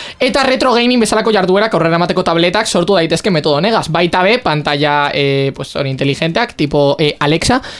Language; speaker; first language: Basque; native; Basque